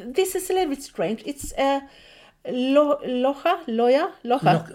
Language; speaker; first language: English; non-native, fluent; Swedish